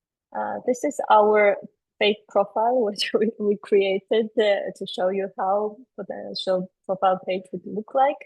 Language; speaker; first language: English; non-native, fluent; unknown